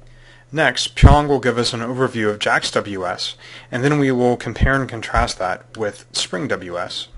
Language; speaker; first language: English; native; English